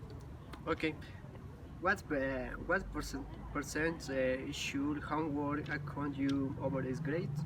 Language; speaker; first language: English; non-native, learner; Spanish